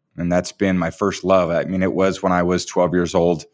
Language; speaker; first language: English; native; English